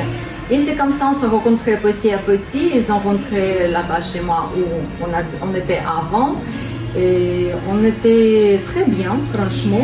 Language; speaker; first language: French; non-native, learner; Russian